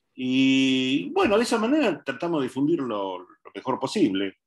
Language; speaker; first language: Spanish; native; Spanish